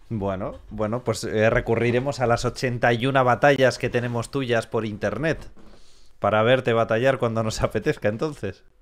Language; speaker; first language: Spanish; native; Spanish